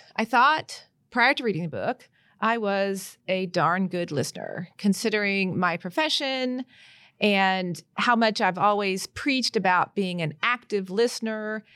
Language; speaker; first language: English; native; English